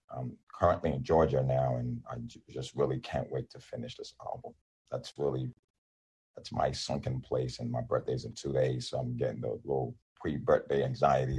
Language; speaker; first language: English; non-native, local second language; Yoruba